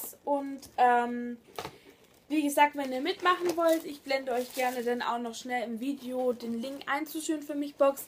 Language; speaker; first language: German; native; German